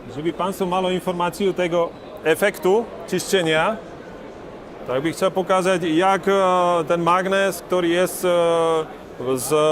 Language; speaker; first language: Polish; non-native, learner; Slovak